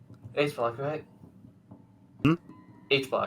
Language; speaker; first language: English; native; English